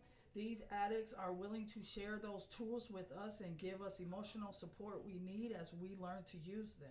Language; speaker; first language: English; native; English